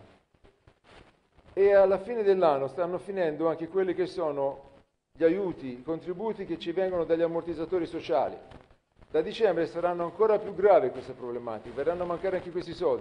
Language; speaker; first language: Italian; native; Italian